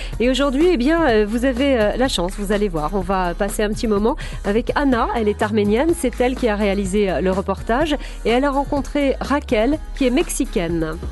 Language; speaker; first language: French; native; French